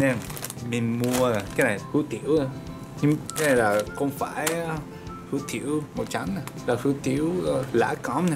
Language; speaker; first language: Vietnamese; non-native, learner; Japanese